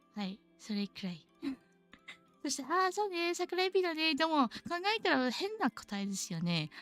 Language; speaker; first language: Japanese; non-native, learner; English